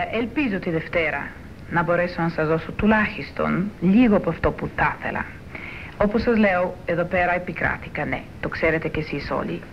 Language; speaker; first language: Greek; early bilingual, heritage; Greek